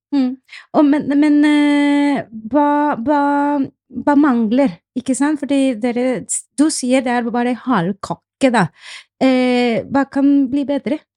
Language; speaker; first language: Norwegian; non-native, fluent; Spanish